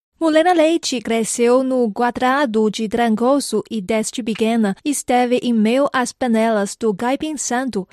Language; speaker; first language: Portuguese; non-native, fluent; Chinese